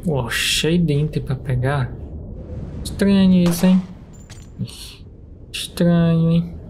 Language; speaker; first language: Portuguese; native; Portuguese